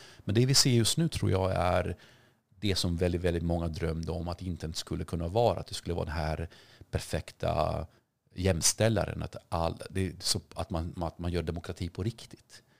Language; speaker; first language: Swedish; early bilingual, other home language; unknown